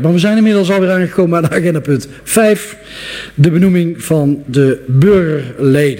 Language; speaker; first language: Dutch; native; Dutch